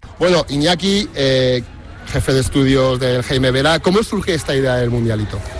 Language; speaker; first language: Spanish; native; Spanish